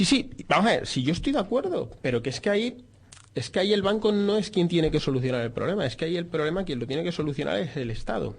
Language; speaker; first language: Spanish; native; Spanish